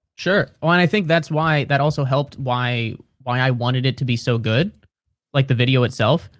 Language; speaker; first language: English; native; English